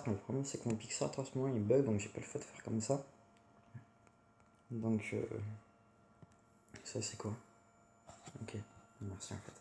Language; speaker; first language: French; native; French